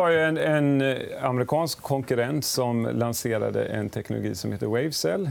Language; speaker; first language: Swedish; native; Swedish